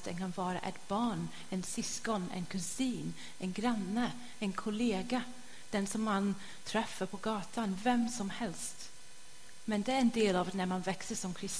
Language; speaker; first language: Swedish; non-native, fluent; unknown